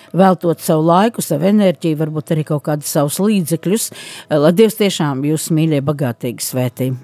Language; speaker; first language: Latvian; native; Latvian